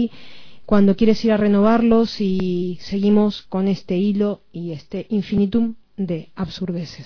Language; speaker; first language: Spanish; native; Spanish